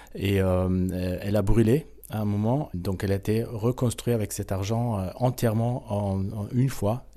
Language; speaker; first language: French; non-native, fluent; German